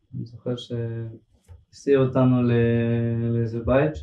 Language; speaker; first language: Hebrew; early bilingual, other home language; Ukrainian